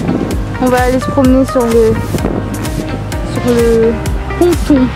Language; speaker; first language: French; native; French